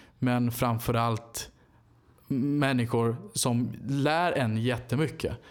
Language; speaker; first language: Swedish; non-native, fluent; Portuguese